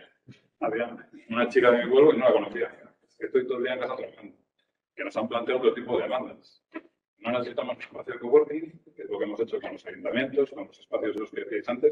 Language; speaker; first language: Spanish; native; Spanish